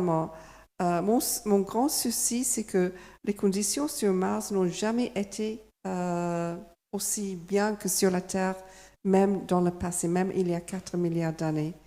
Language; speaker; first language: French; non-native, fluent; English